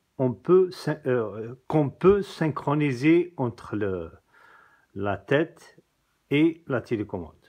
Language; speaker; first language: French; non-native, local second language; Kabyle